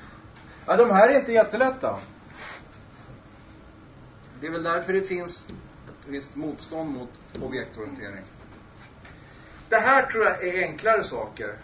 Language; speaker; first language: Swedish; native; Swedish